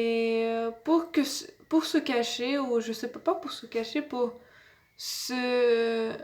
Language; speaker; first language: French; non-native, learner; Russian